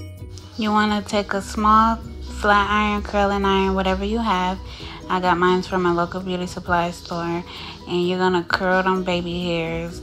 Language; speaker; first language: English; native; English